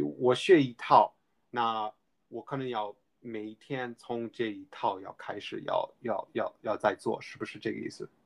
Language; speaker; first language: Chinese; non-native, fluent; English